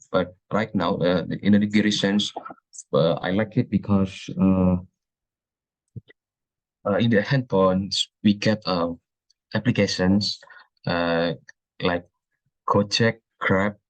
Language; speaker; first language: English; non-native, learner; Indonesian